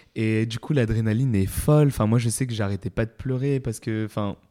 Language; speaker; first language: French; native; French